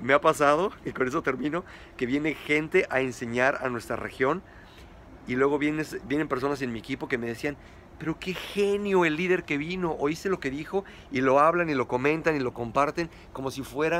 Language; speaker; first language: Spanish; native; Spanish